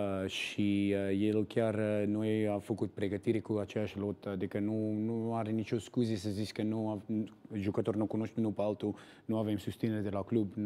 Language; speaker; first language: Romanian; non-native, learner; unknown